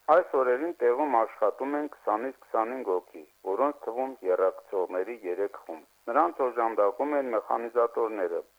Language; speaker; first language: Armenian; native; Armenian